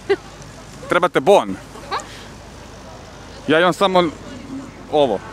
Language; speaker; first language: Croatian; native; Croatian